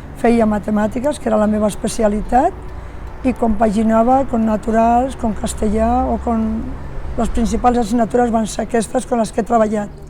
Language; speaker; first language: Catalan; non-native, local second language; Spanish